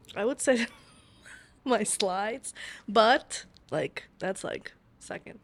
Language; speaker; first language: English; non-native, fluent; Italian